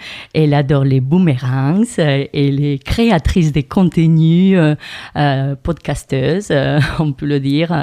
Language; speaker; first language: French; non-native, fluent; Spanish